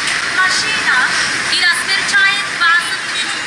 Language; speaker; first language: Russian; non-native, learner; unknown